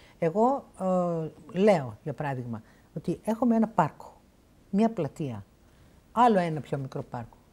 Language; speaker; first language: Greek; native; Greek